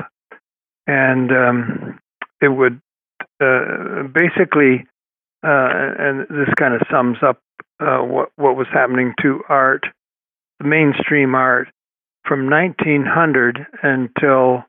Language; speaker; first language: English; native; English